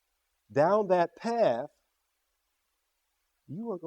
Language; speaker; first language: English; native; English